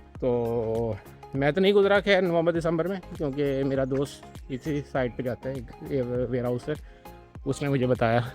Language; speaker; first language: Urdu; non-native, local second language; Punjabi